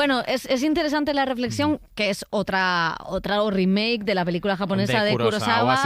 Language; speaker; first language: Spanish; native; Spanish